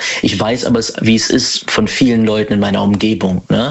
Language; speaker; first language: German; native; German